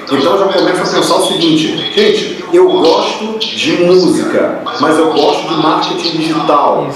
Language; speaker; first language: Portuguese; native; Portuguese